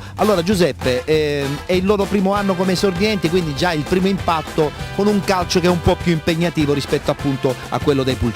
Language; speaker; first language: Italian; native; Italian